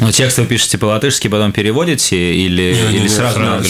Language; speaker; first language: Russian; native; Russian